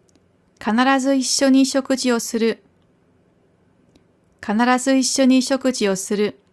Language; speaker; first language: Japanese; non-native, fluent; German